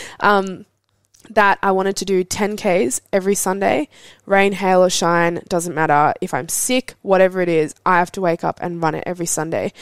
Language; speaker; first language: English; native; English